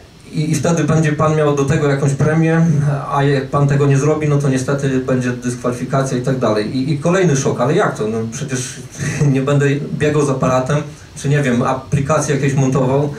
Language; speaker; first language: Polish; native; Polish